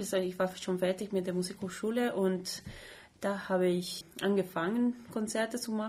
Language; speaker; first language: German; non-native, fluent; Spanish